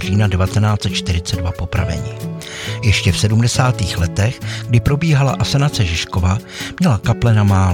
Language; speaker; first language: Czech; native; Czech